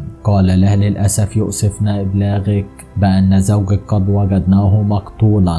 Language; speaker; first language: Arabic; native; Arabic